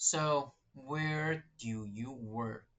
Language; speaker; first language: English; non-native, fluent; Chinese